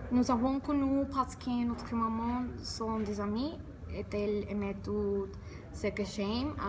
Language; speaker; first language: French; non-native, learner; Spanish